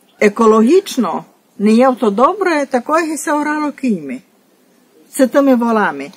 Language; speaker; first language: Ukrainian; native; Ukrainian